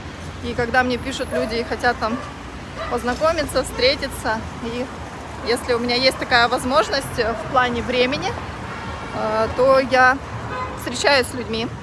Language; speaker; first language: Russian; native; Russian